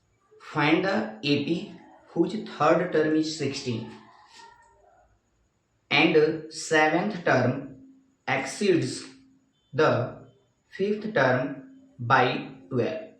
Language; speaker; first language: English; non-native, local second language; Hindi